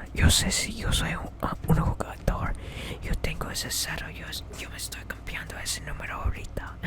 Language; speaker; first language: Spanish; early bilingual, heritage; English